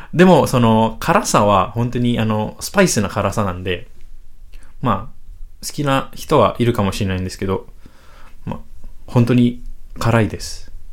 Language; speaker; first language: Japanese; non-native, fluent; Indonesian